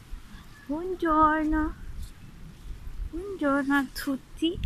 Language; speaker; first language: Italian; non-native, learner; Filipino